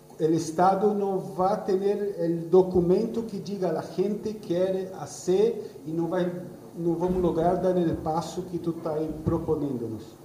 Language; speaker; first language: Spanish; non-native, fluent; Portuguese